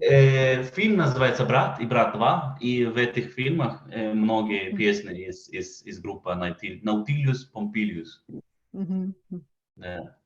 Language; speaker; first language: Russian; non-native, fluent; Swedish